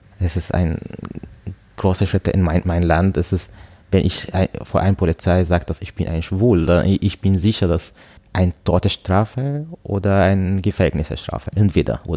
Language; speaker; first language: German; non-native, learner; Arabic